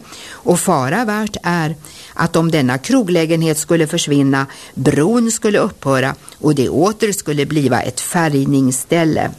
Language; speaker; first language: Swedish; native; Swedish